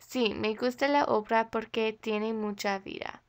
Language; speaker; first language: Spanish; non-native, learner; English